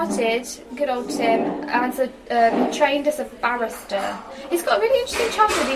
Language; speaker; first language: English; native; English